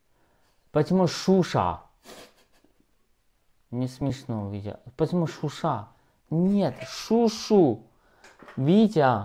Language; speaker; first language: Russian; non-native, learner; Chinese